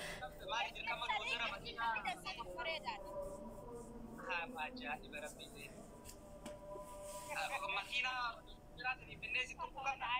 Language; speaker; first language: Arabic; non-native, learner; Oromo